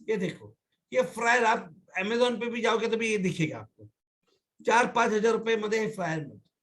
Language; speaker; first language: Hindi; non-native, local second language; Marathi